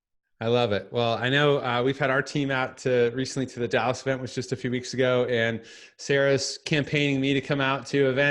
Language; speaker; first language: English; native; English